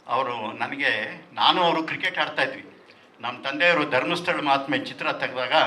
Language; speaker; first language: Kannada; non-native, local second language; Tulu